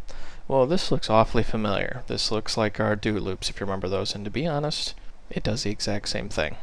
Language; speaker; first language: English; native; English